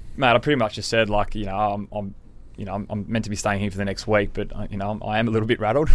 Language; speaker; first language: English; native; English